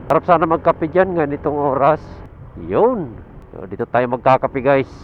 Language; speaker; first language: Filipino; native; Filipino